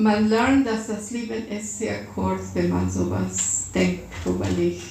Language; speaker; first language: German; non-native, fluent; Russian